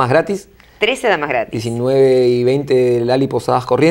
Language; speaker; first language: Spanish; native; Spanish